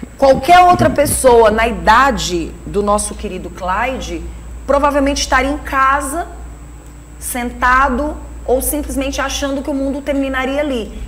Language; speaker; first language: Portuguese; native; Portuguese